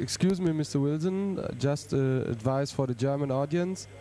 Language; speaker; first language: English; non-native, fluent; German